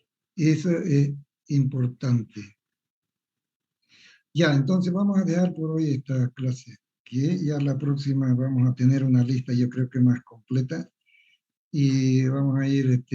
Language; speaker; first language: Spanish; native; Spanish